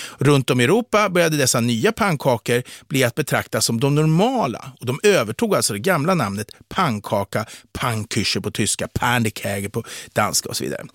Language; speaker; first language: Swedish; native; Swedish